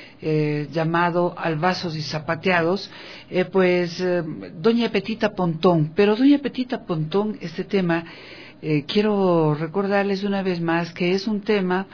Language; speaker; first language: Spanish; native; Spanish